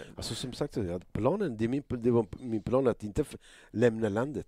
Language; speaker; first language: Swedish; non-native, learner; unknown